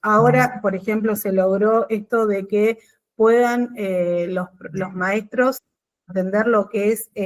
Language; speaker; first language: Spanish; native; Spanish